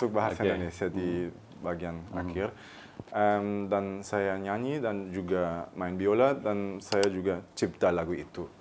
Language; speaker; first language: Indonesian; early bilingual, heritage; German